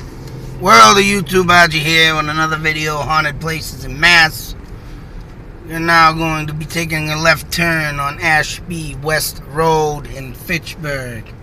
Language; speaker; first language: English; native; English